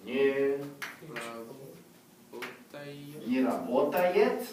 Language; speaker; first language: Russian; non-native, fluent; English